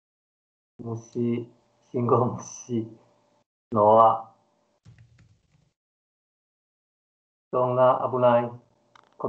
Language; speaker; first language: Japanese; non-native, learner; Chinese